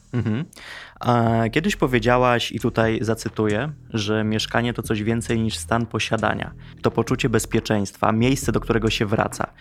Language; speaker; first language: Polish; native; Polish